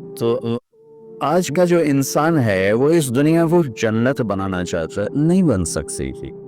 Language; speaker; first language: Urdu; non-native, local second language; Punjabi